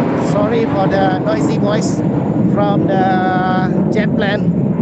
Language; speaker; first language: English; non-native, local second language; Malay